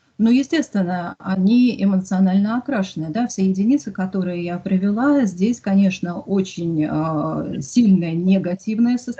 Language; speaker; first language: Russian; native; Russian